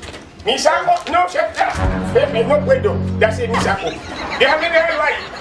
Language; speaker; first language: Spanish; non-native, learner; Haitian Creole